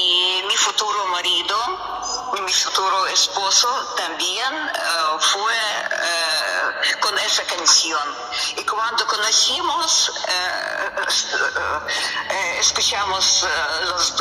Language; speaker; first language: Spanish; non-native, learner; Russian